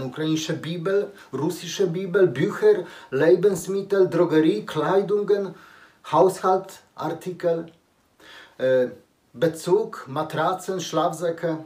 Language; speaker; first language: German; non-native, learner; Polish